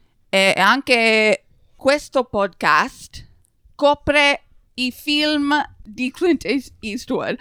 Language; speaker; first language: Italian; non-native, learner; English